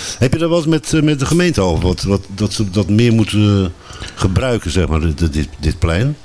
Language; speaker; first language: Dutch; native; Dutch